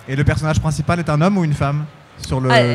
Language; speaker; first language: French; native; French